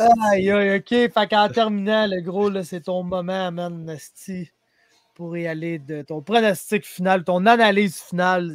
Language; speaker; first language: French; native; French